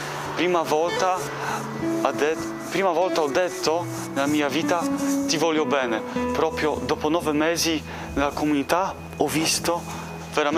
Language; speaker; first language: Italian; non-native, learner; Polish